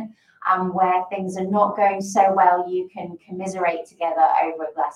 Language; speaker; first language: English; native; English